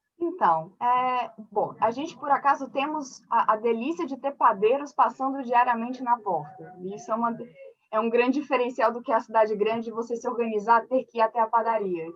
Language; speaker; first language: Portuguese; early bilingual, other home language; French